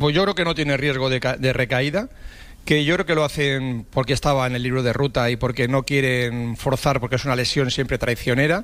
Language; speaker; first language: Spanish; native; Spanish